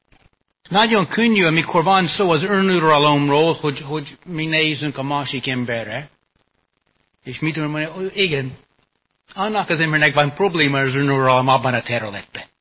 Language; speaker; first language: Hungarian; non-native, fluent; English